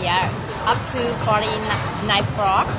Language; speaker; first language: English; non-native, learner; Vietnamese